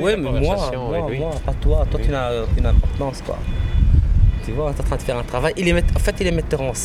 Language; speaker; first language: French; native; French